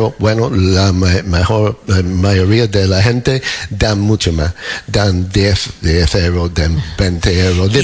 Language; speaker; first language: Spanish; non-native, learner; English